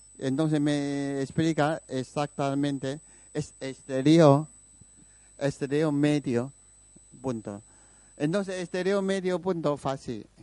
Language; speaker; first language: Spanish; non-native, learner; Chinese